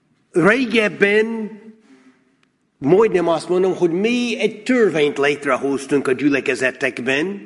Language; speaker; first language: Hungarian; non-native, fluent; English